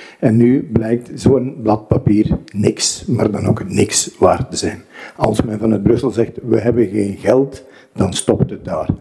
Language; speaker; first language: Dutch; native; Dutch